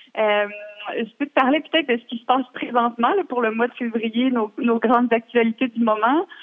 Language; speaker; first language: French; native; French